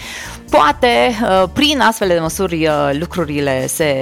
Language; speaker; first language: Romanian; native; Romanian